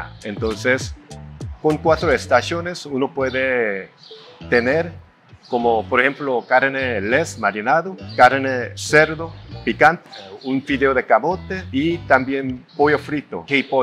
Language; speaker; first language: Spanish; non-native, fluent; Korean